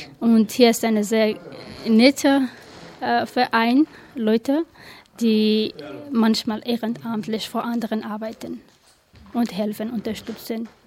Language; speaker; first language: German; non-native, learner; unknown